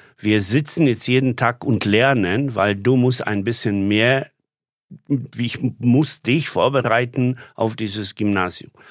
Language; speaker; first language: German; non-native, fluent; Polish